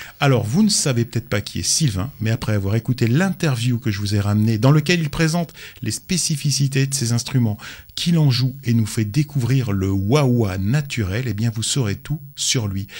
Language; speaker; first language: French; native; French